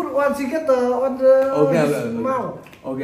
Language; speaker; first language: English; non-native, learner; Vietnamese